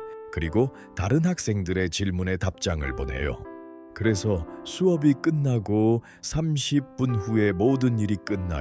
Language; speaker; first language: Korean; non-native, fluent; Uzbek